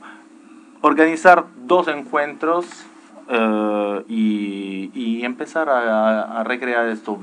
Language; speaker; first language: Spanish; non-native, fluent; Italian